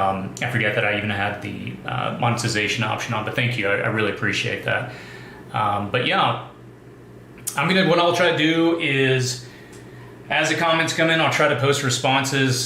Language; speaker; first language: English; native; English